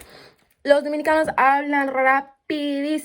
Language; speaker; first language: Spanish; non-native, fluent; English